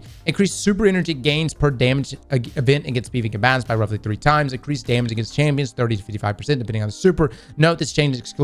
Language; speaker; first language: English; native; English